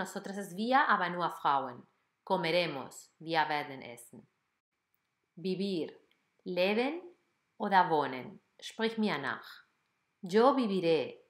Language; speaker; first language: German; non-native, fluent; Spanish